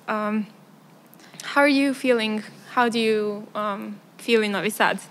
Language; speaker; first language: English; non-native, fluent; Serbian